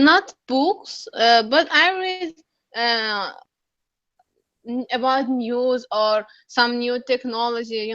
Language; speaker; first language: English; non-native, learner; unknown